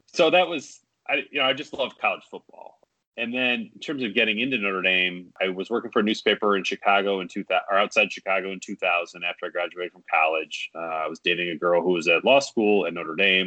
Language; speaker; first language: English; native; English